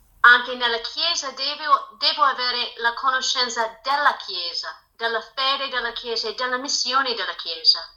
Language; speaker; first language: Italian; non-native, fluent; English